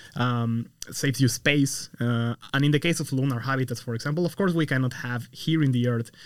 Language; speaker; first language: English; non-native, fluent; Spanish